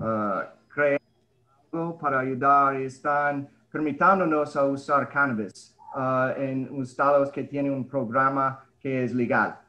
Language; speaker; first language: Spanish; early bilingual, heritage; English